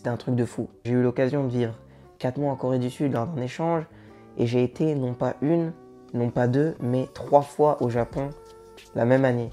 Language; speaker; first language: French; native; French